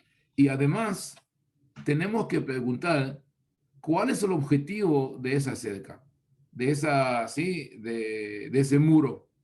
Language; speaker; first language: Spanish; non-native, fluent; Hebrew